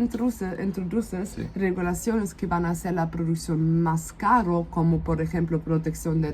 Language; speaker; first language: Spanish; non-native, fluent; German